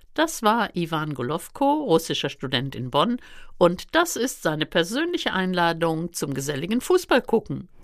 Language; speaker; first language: German; native; German